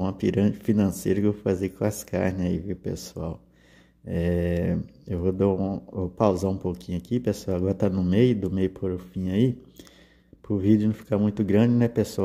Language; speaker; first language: Portuguese; native; Portuguese